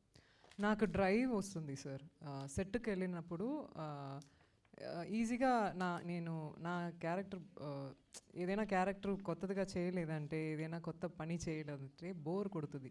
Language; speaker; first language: Telugu; non-native, fluent; Tamil